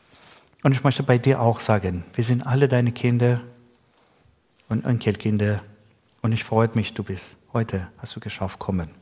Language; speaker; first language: German; non-native, learner; Persian